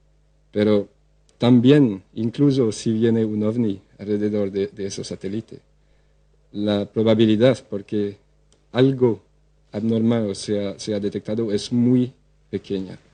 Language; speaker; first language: Spanish; non-native, fluent; French